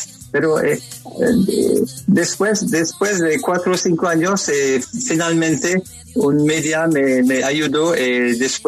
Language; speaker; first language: Spanish; non-native, learner; French